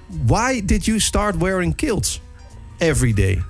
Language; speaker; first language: English; non-native, fluent; Dutch